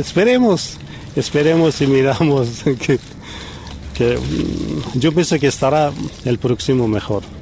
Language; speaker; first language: Portuguese; non-native, learner; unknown